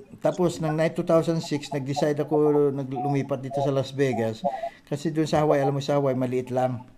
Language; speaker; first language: Filipino; non-native, local second language; Cebuano